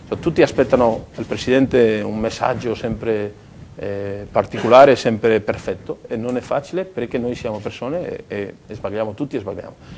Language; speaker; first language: Italian; non-native, fluent; Spanish